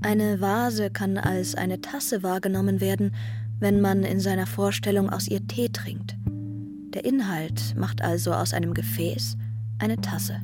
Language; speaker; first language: German; non-native, fluent; Persian